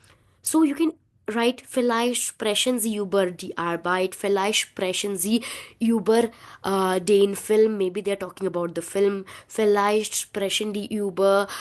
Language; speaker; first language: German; non-native, fluent; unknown